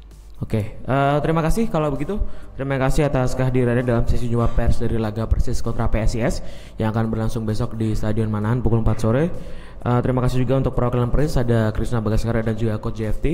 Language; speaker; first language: Indonesian; native; Indonesian